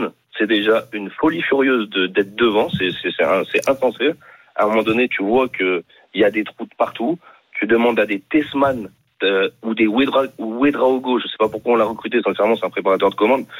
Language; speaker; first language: French; native; French